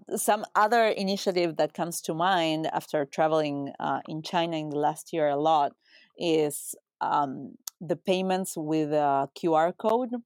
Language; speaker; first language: English; non-native, fluent; Spanish